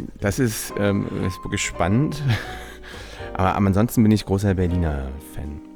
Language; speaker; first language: German; native; German